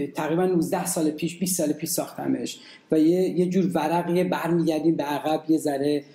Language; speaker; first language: Persian; native; Persian